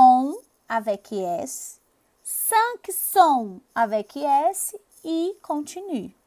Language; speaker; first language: French; non-native, fluent; Portuguese